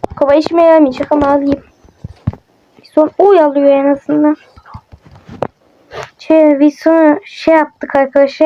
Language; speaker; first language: Turkish; native; Turkish